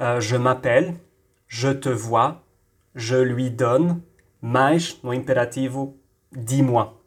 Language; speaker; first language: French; non-native, local second language; Arabic